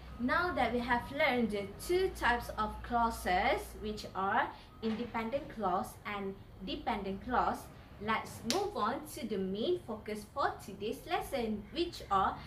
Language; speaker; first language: English; non-native, local second language; Malay